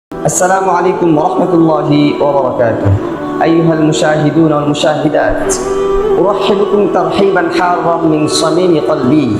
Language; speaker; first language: Arabic; non-native, learner; Bangla